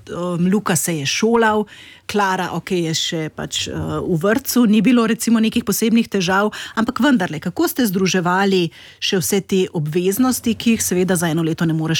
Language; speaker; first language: Slovenian; native; Slovenian